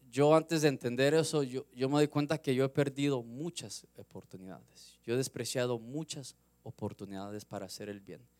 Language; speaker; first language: Spanish; early bilingual, heritage; Spanish